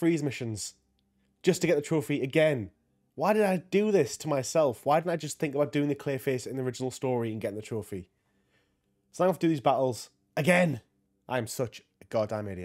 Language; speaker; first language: English; native; English